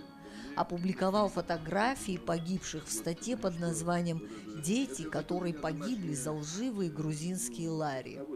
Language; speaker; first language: Russian; native; Russian